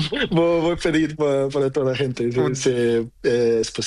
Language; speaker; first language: Spanish; non-native, learner; Portuguese